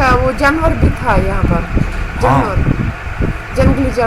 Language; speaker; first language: Hindi; non-native, fluent; Russian